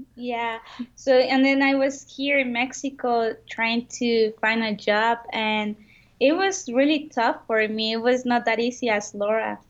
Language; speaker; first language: English; non-native, fluent; Spanish